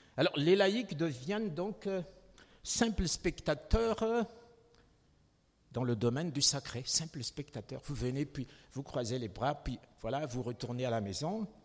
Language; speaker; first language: French; non-native, local second language; Malagasy